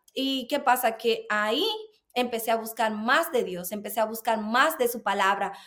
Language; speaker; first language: Spanish; native; Spanish